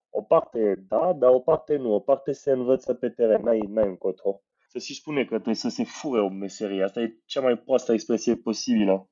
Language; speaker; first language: Romanian; non-native, fluent; French